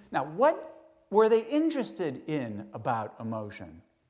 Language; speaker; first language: English; native; English